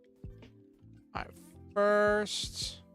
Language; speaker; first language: English; native; English